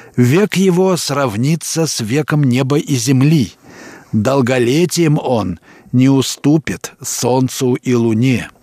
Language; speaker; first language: Russian; native; Russian